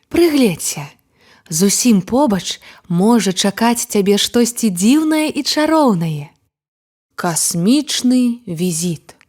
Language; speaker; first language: Belarusian; native; Belarusian